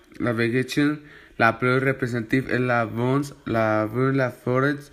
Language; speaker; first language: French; non-native, learner; Spanish